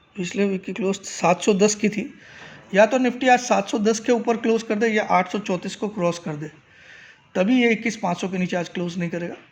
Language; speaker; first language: Hindi; native; Hindi